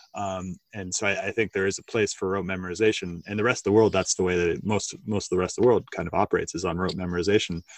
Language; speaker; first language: English; native; English